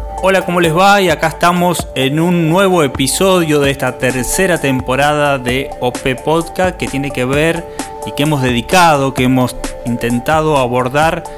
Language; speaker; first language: Spanish; native; Spanish